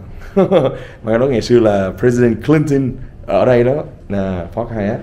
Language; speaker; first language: Vietnamese; early bilingual, heritage; Vietnamese